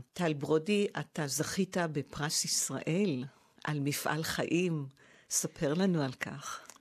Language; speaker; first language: Hebrew; native; Hebrew